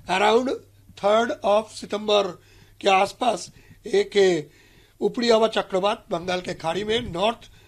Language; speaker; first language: Hindi; non-native, local second language; Marathi